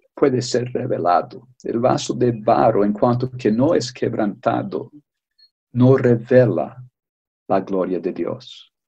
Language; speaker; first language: Spanish; native; Spanish